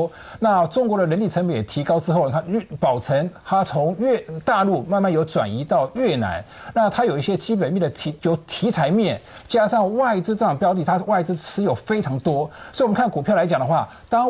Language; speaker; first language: Chinese; native; Chinese